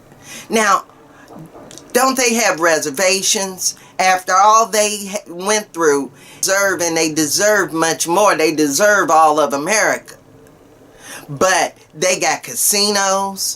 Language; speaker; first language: English; native; English